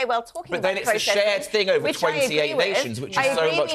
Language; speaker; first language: English; native; English